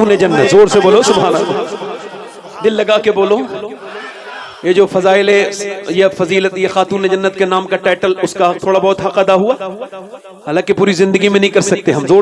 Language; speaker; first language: Urdu; native; Urdu